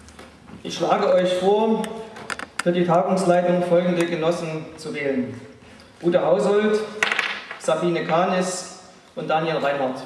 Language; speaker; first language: German; native; German